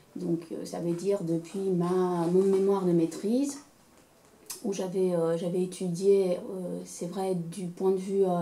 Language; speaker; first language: French; non-native, fluent; Romanian